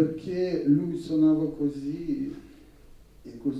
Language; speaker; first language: Italian; non-native, learner; Russian